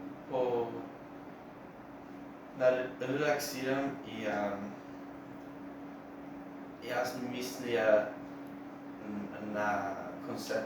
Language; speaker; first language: Bulgarian; non-native, learner; English